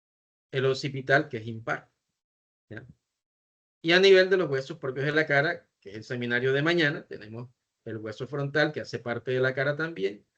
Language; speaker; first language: Spanish; native; Spanish